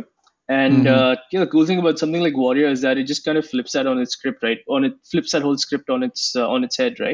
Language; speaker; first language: English; non-native, local second language; Hindi